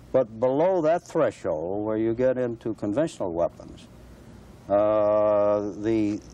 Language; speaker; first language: English; native; English